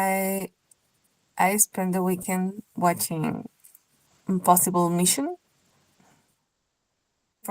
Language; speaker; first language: English; non-native, learner; Spanish